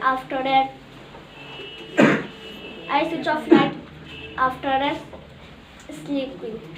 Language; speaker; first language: English; non-native, learner; Hindi